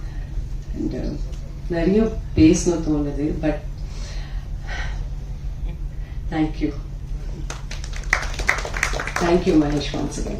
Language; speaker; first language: Tamil; non-native, fluent; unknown